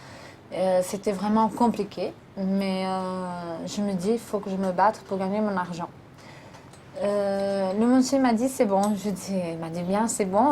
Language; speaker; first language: French; non-native, learner; Portuguese